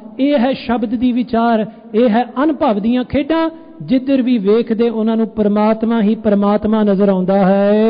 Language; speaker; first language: Punjabi; early bilingual, heritage; Punjabi